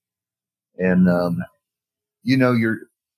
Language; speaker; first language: English; native; English